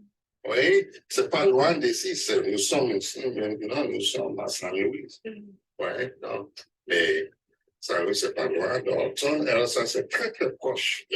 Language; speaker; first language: French; non-native, learner; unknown